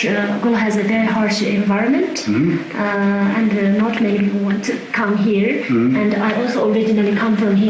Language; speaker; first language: English; non-native, fluent; Tibetan